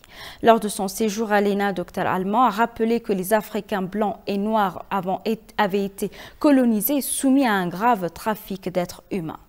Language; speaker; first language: French; non-native, fluent; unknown